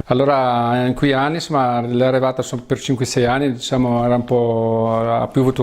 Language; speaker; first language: Italian; non-native, fluent; Arabic